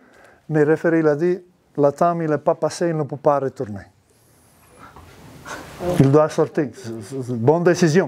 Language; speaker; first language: French; non-native, learner; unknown